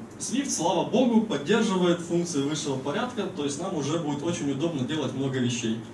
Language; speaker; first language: Russian; native; Russian